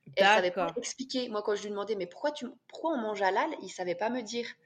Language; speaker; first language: French; native; French